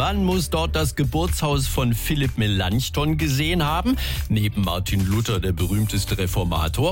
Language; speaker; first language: German; native; German